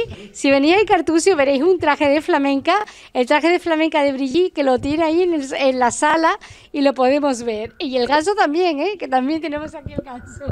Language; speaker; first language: Spanish; native; Spanish